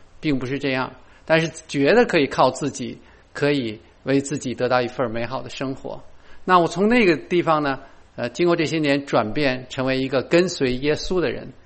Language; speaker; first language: Chinese; native; Chinese